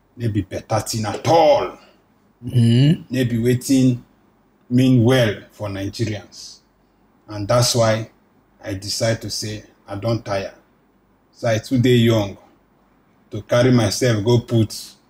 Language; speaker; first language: Nigerian Pidgin; non-native, local second language; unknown